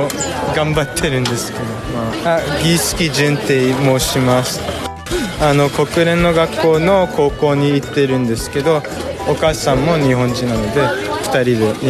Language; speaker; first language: Japanese; non-native, fluent; English